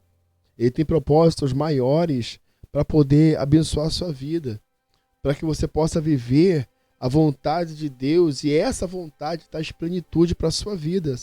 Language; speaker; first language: Portuguese; native; Portuguese